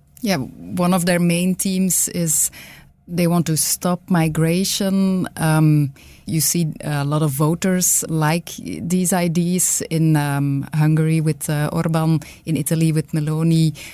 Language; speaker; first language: English; non-native, fluent; Dutch